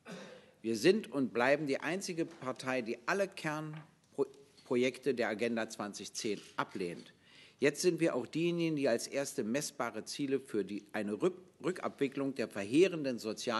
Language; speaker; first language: German; native; German